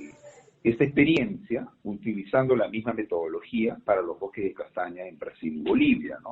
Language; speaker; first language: Spanish; native; Spanish